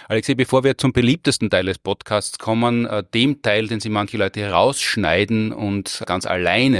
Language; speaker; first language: German; native; German